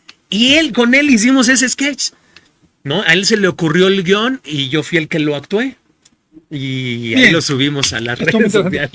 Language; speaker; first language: Spanish; native; Spanish